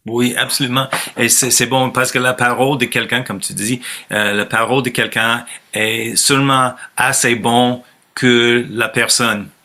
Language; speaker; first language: French; non-native, fluent; English